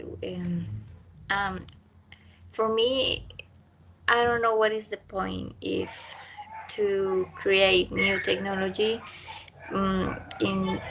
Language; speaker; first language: English; non-native, learner; Spanish